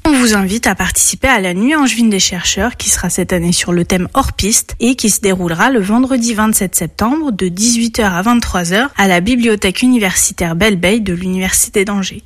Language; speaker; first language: French; native; French